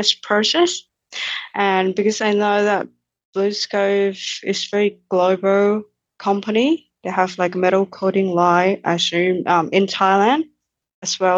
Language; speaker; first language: English; non-native, fluent; Thai